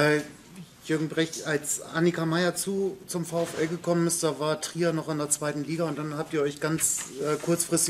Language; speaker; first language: German; native; German